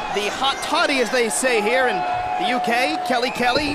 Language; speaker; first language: English; native; English